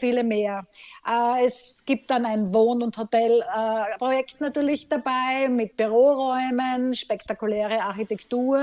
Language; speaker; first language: German; native; German